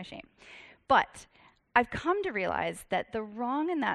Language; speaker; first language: English; native; English